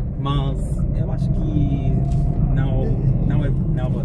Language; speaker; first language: Portuguese; non-native, learner; English